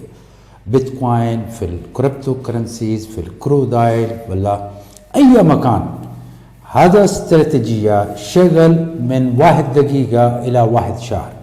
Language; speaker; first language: Arabic; non-native, learner; Urdu